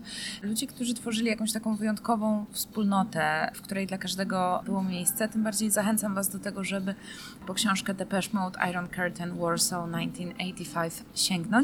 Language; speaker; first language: Polish; native; Polish